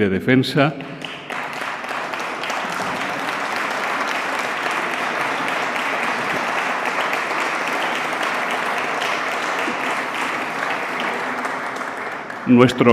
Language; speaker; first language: Spanish; native; Spanish